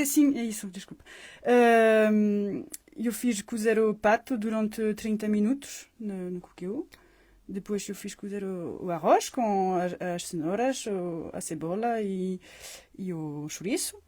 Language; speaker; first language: Portuguese; non-native, fluent; French